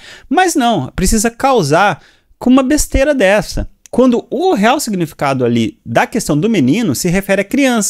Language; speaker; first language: Portuguese; native; Portuguese